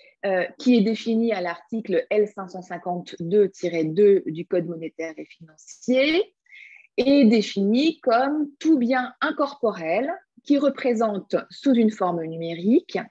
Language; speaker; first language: French; native; French